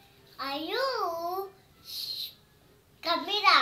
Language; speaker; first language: English; non-native, learner; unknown